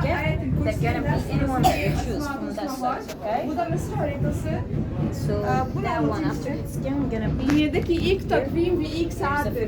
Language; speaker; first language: Turkish; non-native, learner; Arabic